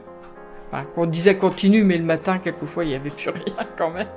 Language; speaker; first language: French; native; French